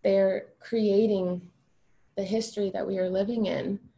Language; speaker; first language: English; early bilingual, other home language; Albanian